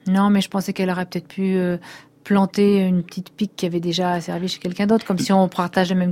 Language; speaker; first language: French; native; French